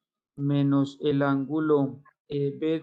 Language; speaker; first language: Spanish; native; Spanish